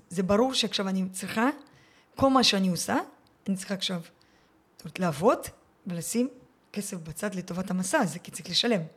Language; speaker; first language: Hebrew; early bilingual, other home language; Russian